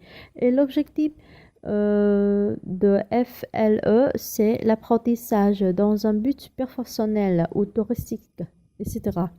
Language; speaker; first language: French; non-native, learner; Vietnamese